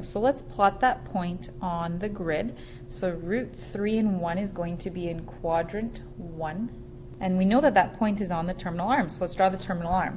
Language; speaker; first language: English; native; English